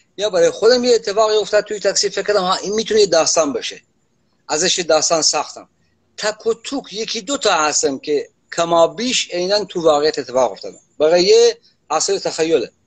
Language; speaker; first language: Persian; non-native, local second language; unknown